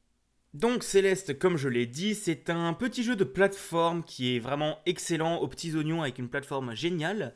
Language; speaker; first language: French; native; French